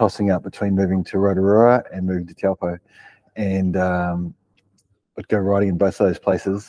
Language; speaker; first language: English; native; English